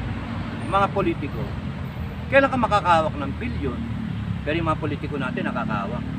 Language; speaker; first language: Filipino; native; Filipino